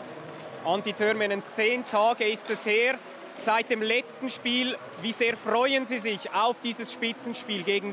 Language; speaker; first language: German; native; German